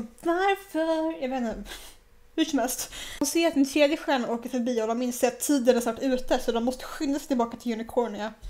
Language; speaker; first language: Swedish; native; Swedish